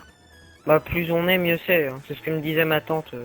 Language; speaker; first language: French; native; French